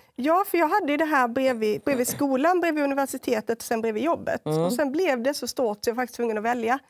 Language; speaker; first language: Swedish; native; Swedish